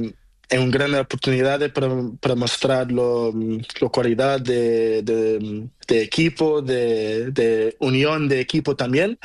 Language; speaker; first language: Spanish; non-native, learner; Portuguese